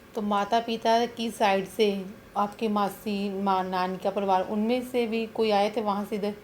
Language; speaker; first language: Hindi; native; Hindi